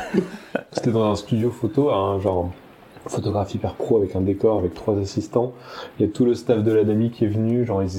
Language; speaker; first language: French; native; French